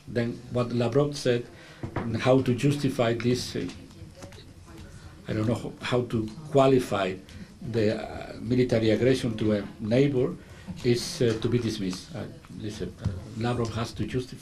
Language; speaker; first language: English; non-native, fluent; Spanish